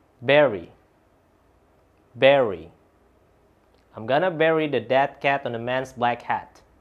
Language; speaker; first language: English; non-native, fluent; Indonesian